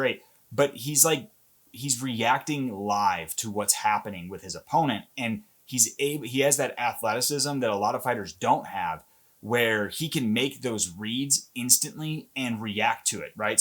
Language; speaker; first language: English; native; English